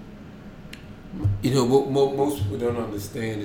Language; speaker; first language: English; native; English